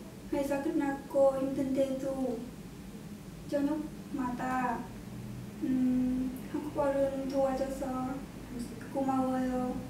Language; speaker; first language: Korean; non-native, learner; Vietnamese